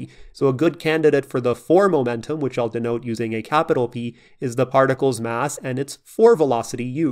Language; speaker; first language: English; native; English